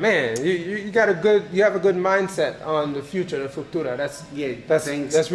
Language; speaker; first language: English; native; English